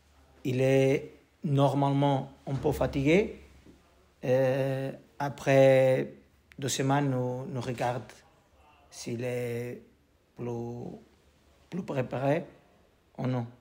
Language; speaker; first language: French; non-native, learner; Portuguese